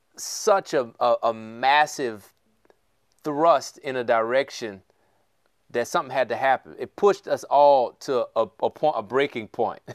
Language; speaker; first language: English; native; English